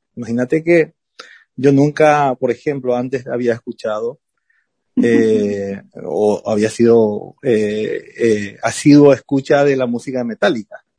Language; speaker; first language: Spanish; native; Spanish